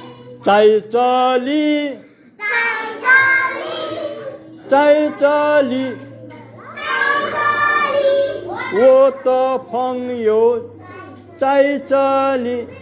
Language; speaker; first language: Chinese; non-native, learner; Nepali